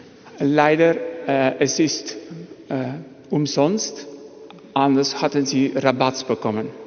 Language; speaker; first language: German; non-native, fluent; Dutch